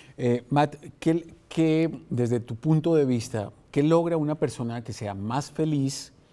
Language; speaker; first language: Spanish; native; Spanish